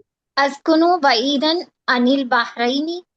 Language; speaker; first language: Arabic; non-native, learner; Urdu